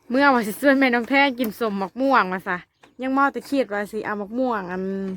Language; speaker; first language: Thai; native; Thai